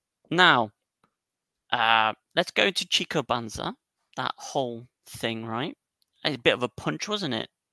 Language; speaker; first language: English; native; English